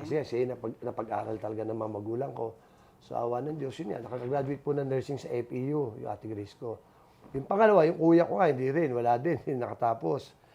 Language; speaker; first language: Filipino; native; Filipino